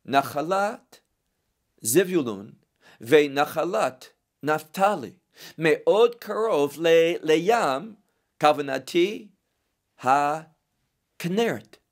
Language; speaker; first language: Hebrew; non-native, fluent; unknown